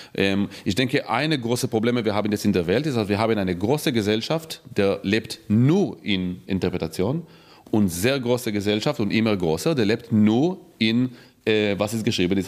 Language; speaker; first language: German; non-native, fluent; Hebrew